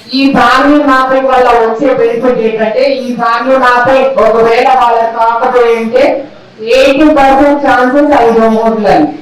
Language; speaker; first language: Telugu; native; Telugu